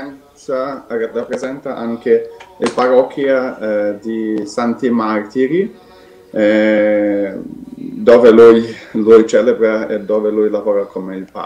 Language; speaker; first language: Italian; non-native, fluent; Ukrainian